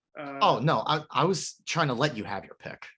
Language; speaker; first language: English; native; English